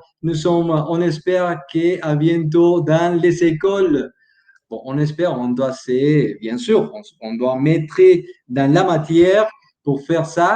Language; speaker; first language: French; non-native, learner; Spanish